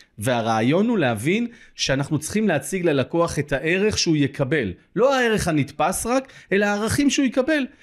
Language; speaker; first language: Hebrew; native; Hebrew